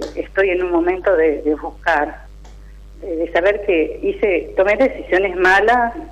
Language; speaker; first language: Spanish; native; Spanish